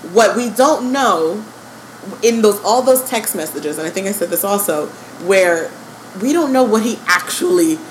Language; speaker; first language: English; native; English